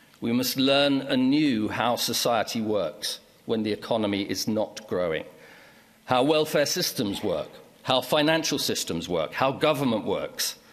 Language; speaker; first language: English; native; English